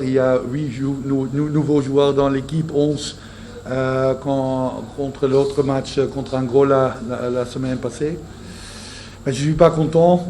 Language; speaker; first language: French; non-native, fluent; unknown